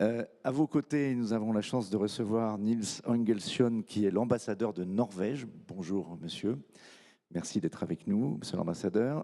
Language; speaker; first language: French; native; French